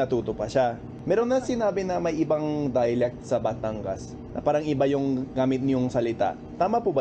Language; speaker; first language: Filipino; non-native, fluent; English